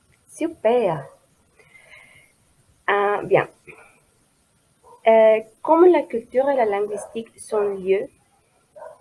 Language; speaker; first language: French; non-native, learner; Spanish